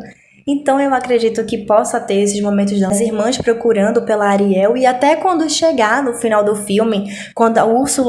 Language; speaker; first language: Portuguese; native; Portuguese